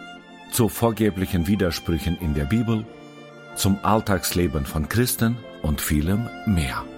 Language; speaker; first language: German; native; German